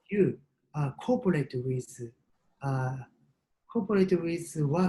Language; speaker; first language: English; non-native, learner; Japanese